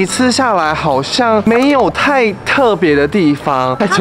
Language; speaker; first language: Chinese; native; Chinese